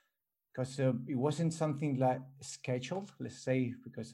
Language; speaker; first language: English; non-native, fluent; Spanish